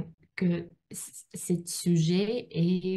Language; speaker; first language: French; non-native, learner; Russian